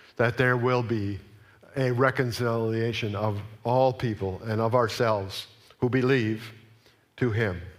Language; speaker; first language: English; native; English